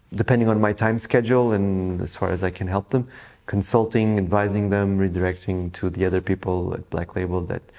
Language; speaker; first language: English; non-native, fluent; Portuguese